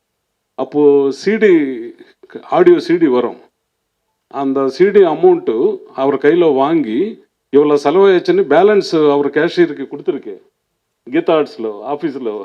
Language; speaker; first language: Tamil; non-native, learner; Telugu